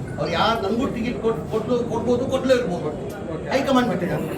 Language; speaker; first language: Kannada; non-native, local second language; Urdu